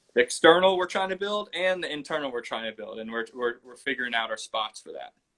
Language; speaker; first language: English; native; English